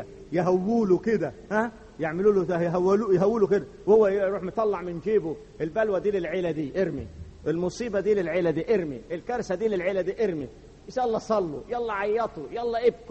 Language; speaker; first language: Arabic; native; Arabic